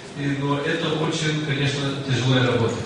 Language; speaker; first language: Russian; non-native, learner; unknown